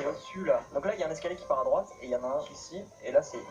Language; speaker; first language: French; native; French